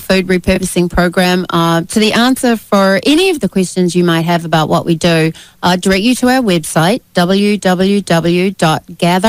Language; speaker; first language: English; native; English